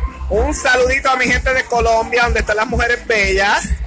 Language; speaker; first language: Spanish; native; Spanish